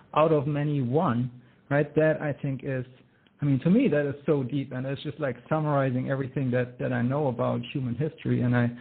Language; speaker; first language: English; non-native, fluent; German